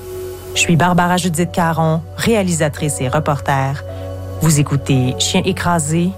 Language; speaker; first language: French; native; French